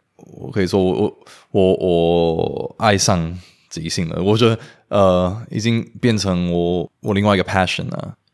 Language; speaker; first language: Chinese; non-native, fluent; Romanian